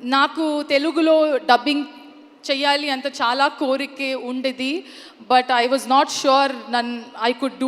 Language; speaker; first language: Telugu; non-native, learner; Kannada